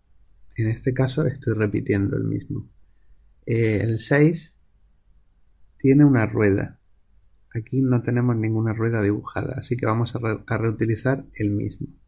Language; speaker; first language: Spanish; native; Spanish